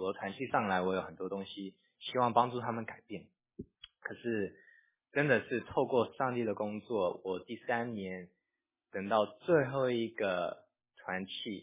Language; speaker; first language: Chinese; early bilingual, heritage; English